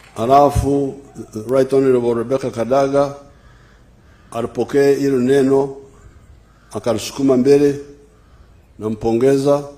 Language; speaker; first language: Swahili; non-native, local second language; Nyankole